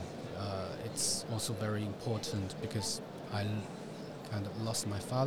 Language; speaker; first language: English; non-native, fluent; Chinese